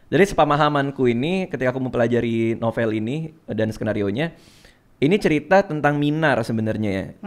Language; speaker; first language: Indonesian; native; Indonesian